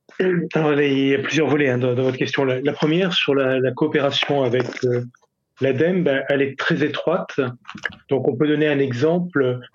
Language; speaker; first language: French; native; French